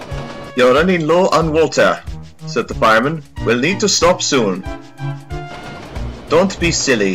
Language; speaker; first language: English; native; English